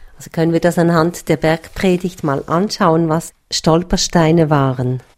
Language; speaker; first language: German; native; German